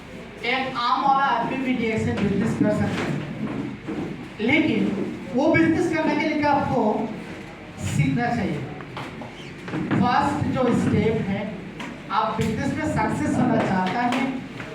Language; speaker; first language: Hindi; non-native, fluent; Bangla